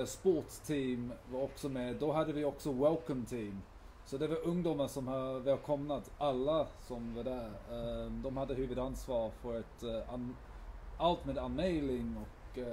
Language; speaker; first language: Swedish; non-native, fluent; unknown